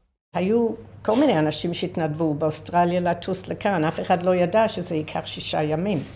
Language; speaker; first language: Hebrew; non-native, fluent; English